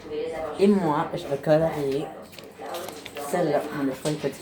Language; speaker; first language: French; native; French